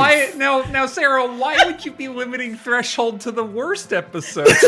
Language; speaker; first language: English; native; English